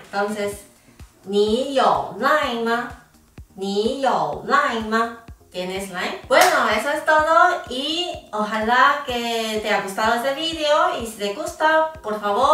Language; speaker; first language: Spanish; non-native, fluent; Chinese